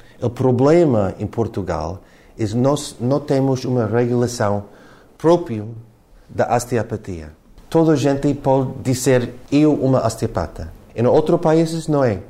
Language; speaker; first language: Portuguese; non-native, learner; English